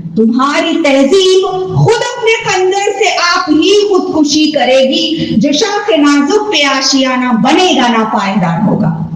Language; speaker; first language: Urdu; native; Urdu